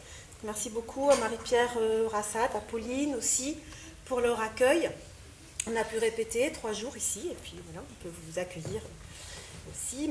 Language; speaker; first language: French; native; French